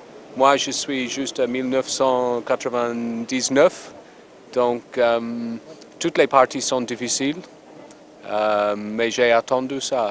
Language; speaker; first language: French; non-native, fluent; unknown